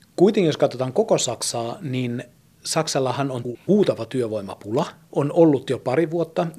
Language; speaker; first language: Finnish; early bilingual, heritage; German